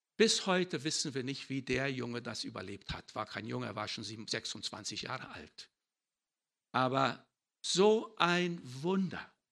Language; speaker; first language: German; early bilingual, heritage; German